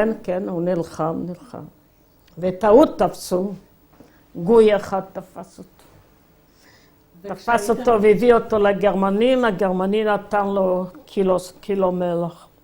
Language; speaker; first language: Hebrew; non-native, fluent; Yiddish